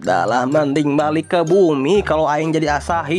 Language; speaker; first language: Indonesian; native; Indonesian